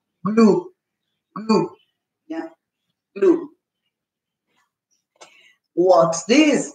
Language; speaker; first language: English; non-native, fluent; Spanish